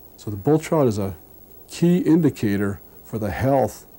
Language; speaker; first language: English; native; English